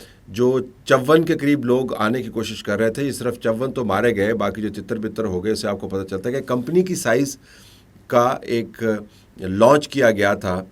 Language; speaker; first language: Urdu; native; Urdu